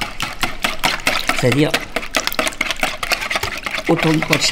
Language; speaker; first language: French; native; French